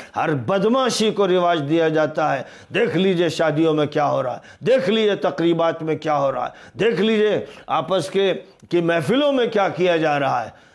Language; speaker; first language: Urdu; native; Urdu